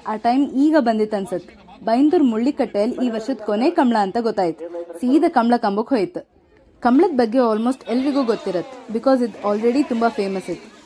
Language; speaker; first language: Kannada; native; Kannada